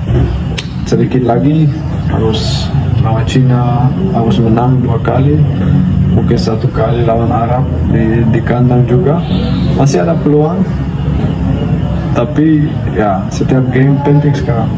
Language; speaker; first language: Indonesian; non-native, learner; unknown